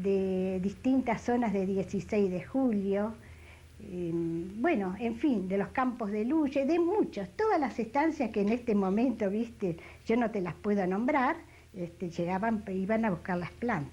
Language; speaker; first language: Spanish; native; Spanish